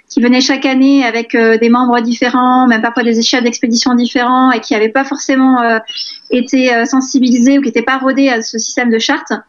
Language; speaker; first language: French; native; French